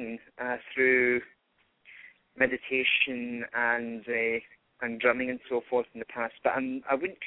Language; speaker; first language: English; native; English